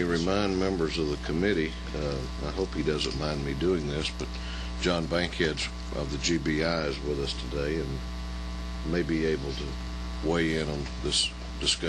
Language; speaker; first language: English; native; English